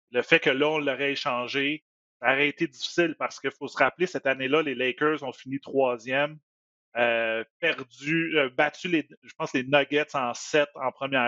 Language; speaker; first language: French; native; French